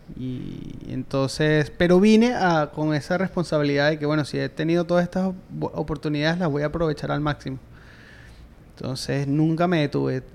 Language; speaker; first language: Spanish; native; Spanish